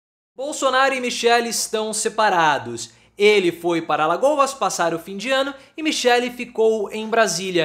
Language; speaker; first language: Portuguese; native; Portuguese